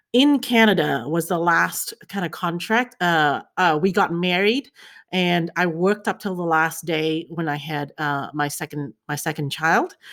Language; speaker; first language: English; early bilingual, other home language; Chinese